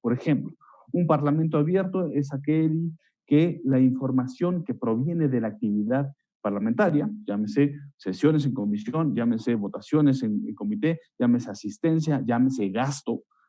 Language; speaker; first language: Spanish; native; Spanish